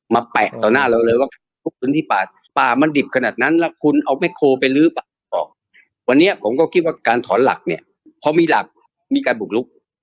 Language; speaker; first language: Thai; native; Thai